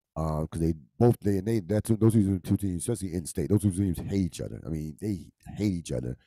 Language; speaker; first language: English; native; English